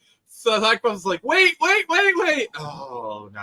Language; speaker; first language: English; native; English